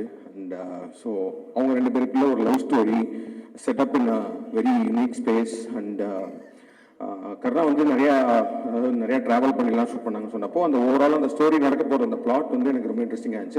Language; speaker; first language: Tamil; native; Tamil